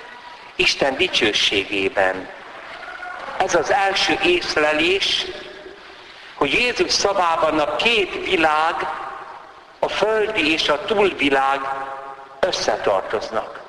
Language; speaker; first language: Hungarian; native; Hungarian